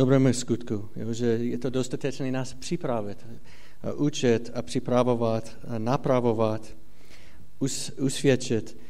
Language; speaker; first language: Czech; non-native, fluent; English